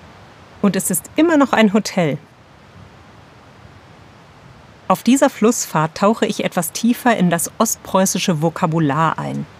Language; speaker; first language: German; native; German